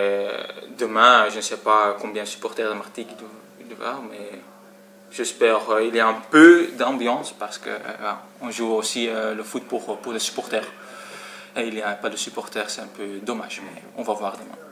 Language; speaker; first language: French; non-native, fluent; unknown